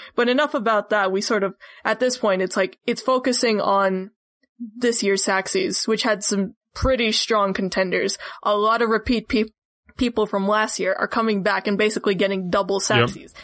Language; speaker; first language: English; native; English